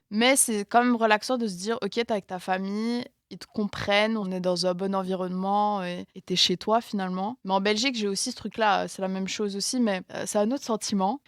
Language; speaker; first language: French; native; French